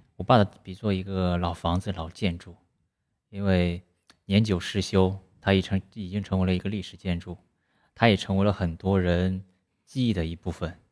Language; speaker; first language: Chinese; native; Chinese